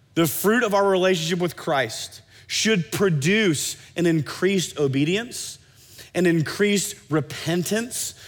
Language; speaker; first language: English; native; English